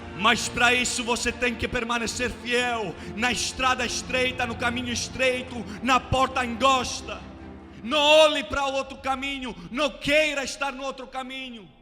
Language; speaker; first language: Portuguese; non-native, fluent; Romanian